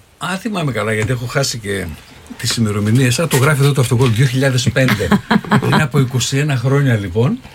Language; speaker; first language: Greek; native; Greek